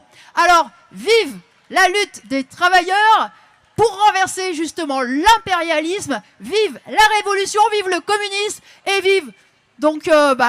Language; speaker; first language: French; native; French